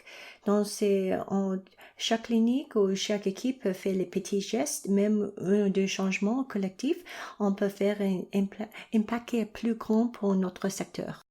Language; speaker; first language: French; non-native, local second language; English